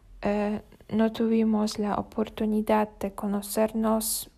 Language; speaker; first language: Spanish; non-native, learner; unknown